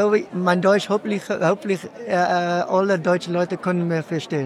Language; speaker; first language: German; non-native, learner; Dutch